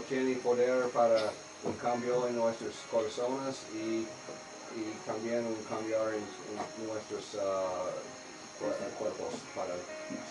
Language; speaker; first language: Spanish; non-native, learner; English